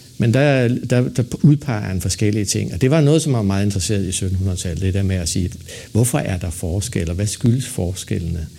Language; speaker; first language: Danish; native; Danish